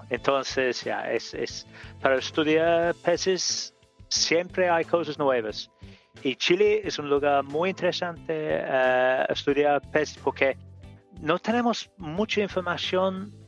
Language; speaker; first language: Spanish; non-native, learner; English